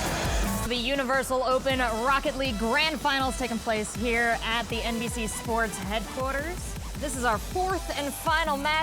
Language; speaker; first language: English; native; English